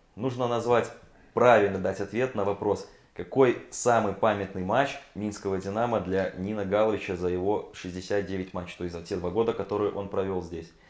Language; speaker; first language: Russian; native; Russian